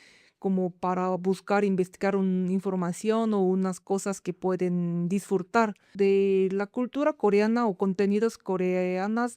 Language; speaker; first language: Spanish; non-native, fluent; Korean